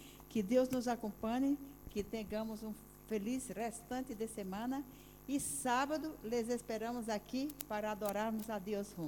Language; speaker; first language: Portuguese; non-native, learner; Spanish